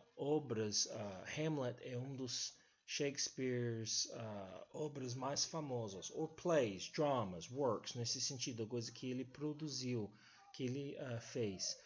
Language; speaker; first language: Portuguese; non-native, fluent; English